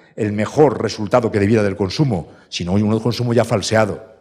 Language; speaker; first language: Spanish; native; Spanish